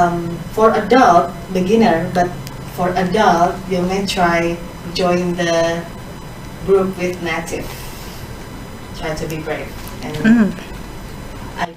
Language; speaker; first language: English; non-native, fluent; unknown